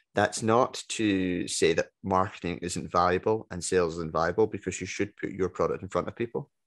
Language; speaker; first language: English; native; English